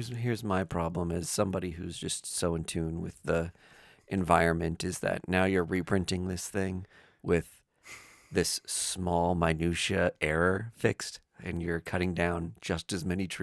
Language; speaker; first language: English; native; English